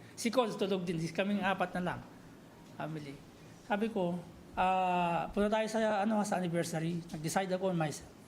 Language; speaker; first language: Filipino; native; Filipino